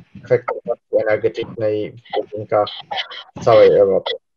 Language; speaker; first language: Polish; early bilingual, heritage; Polish